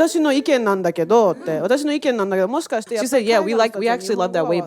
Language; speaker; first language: Japanese; native; Japanese